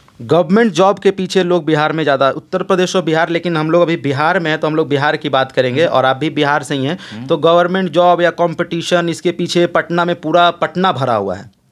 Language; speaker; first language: Hindi; native; Hindi